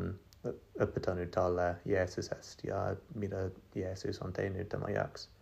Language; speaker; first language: Estonian; non-native, learner; English